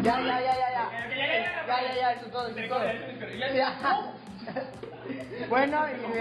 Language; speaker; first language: Spanish; native; Spanish